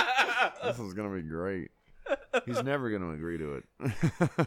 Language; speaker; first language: English; native; English